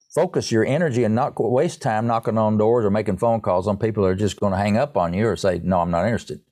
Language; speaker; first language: English; native; English